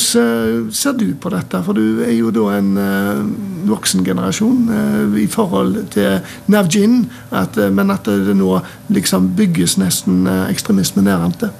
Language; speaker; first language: Norwegian; native; Norwegian